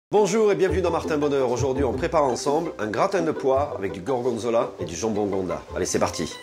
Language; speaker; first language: French; native; French